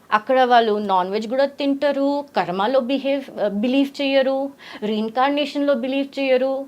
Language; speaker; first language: Telugu; early bilingual, heritage; Telugu